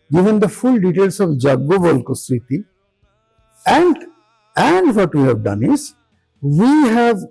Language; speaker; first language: English; non-native, local second language; Bangla